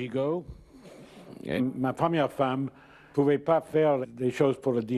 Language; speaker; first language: French; non-native, learner; English